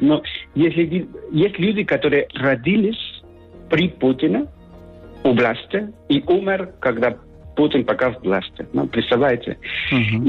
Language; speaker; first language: Russian; non-native, learner; Spanish